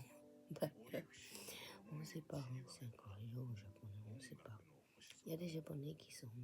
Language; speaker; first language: French; non-native, fluent; Japanese